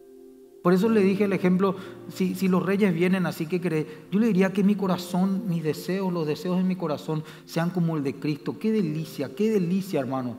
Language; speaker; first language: Spanish; native; Spanish